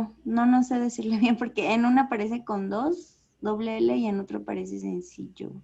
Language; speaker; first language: Spanish; native; Spanish